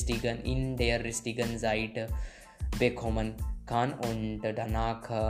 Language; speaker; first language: German; non-native, learner; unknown